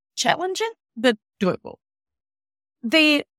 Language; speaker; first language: English; non-native, fluent; Ukrainian